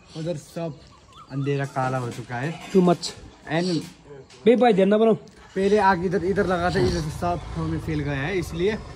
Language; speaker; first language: Hindi; non-native, learner; Nepali